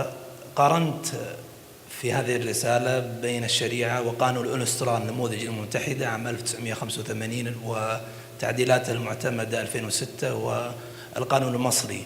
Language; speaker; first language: Arabic; native; Arabic